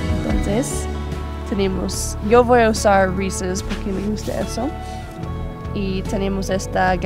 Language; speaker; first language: Spanish; non-native, learner; English